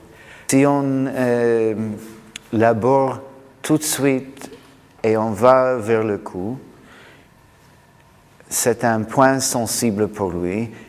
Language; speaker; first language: French; non-native, fluent; English